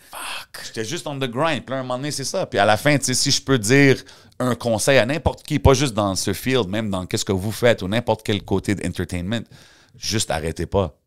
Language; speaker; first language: French; early bilingual, heritage; French